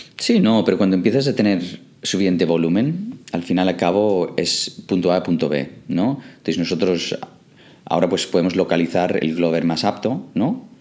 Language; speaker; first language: Spanish; non-native, fluent; English